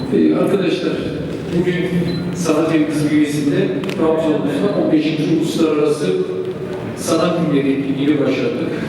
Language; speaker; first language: Turkish; native; Turkish